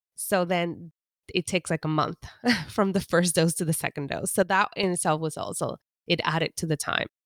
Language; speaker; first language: English; non-native, fluent; Spanish